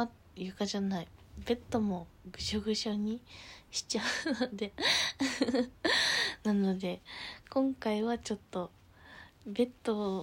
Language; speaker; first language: Japanese; native; Japanese